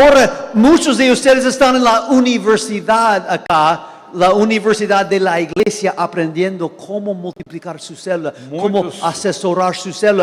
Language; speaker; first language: Spanish; non-native, fluent; English